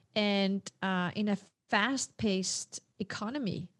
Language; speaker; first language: English; non-native, fluent; Danish